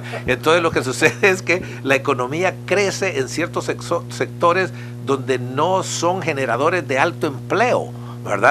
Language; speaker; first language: Spanish; native; Spanish